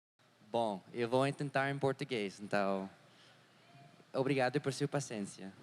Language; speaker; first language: Portuguese; non-native, learner; English